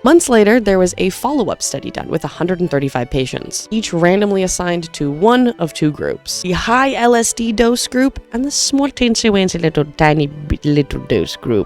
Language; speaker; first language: English; native; English